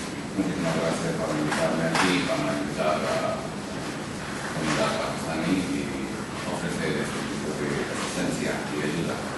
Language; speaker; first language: Spanish; non-native, local second language; Urdu